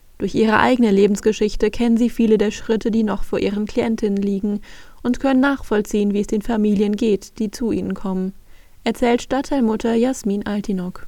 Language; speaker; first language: German; native; German